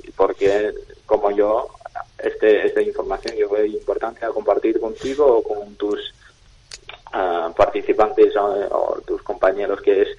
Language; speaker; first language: Spanish; non-native, fluent; Chinese